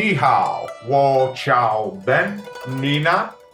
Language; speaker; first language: Chinese; non-native, learner; English